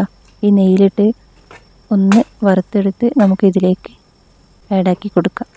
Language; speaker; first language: Malayalam; native; Malayalam